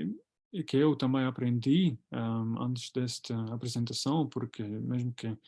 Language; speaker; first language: Portuguese; non-native, fluent; Latvian